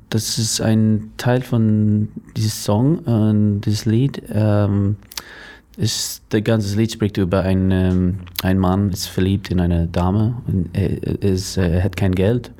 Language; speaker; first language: German; non-native, learner; English